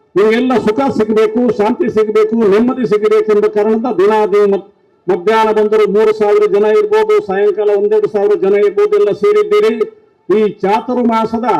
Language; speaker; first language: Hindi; non-native, local second language; Kannada